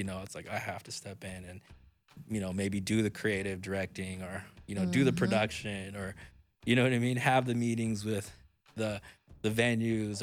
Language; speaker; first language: English; native; English